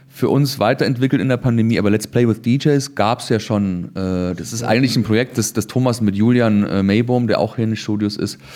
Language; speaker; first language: German; native; German